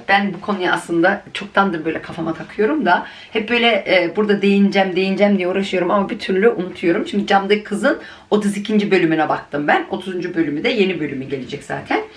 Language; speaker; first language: Turkish; native; Turkish